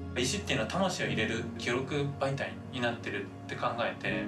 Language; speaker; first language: Japanese; native; Japanese